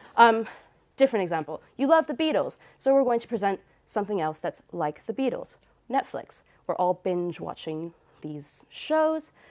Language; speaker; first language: English; native; English